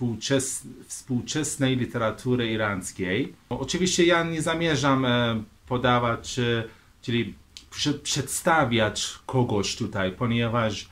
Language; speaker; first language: Polish; non-native, fluent; Persian